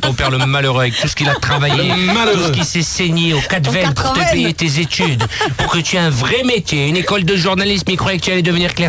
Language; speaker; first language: French; native; French